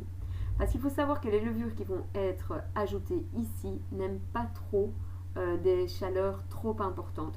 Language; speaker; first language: French; native; French